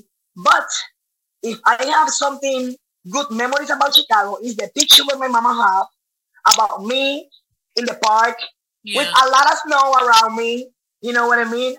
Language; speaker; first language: English; non-native, learner; Spanish